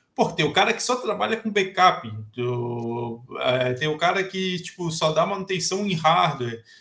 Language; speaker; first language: Portuguese; native; Portuguese